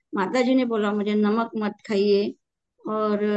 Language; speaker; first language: Hindi; native; Hindi